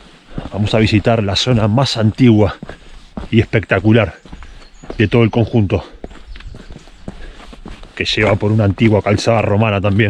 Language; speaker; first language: Spanish; native; Spanish